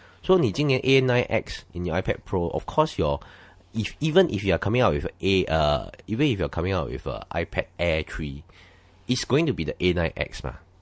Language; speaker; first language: English; non-native, local second language; Chinese